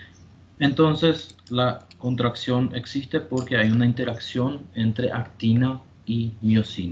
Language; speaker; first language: Spanish; native; Spanish